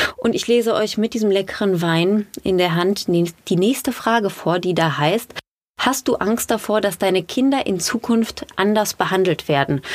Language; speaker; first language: German; native; German